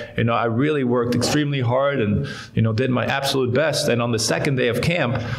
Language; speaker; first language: English; non-native, fluent; Dutch